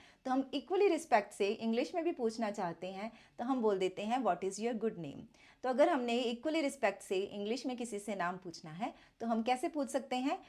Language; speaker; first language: Hindi; native; Hindi